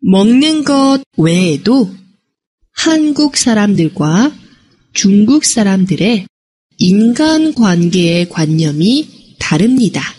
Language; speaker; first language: Korean; non-native, fluent; Chinese